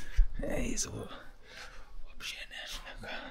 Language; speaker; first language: Russian; non-native, learner; Lithuanian